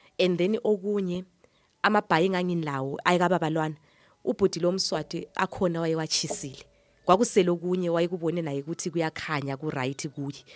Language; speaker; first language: Zulu; native; Zulu